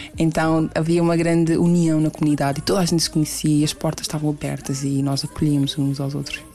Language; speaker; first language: Portuguese; early bilingual, other home language; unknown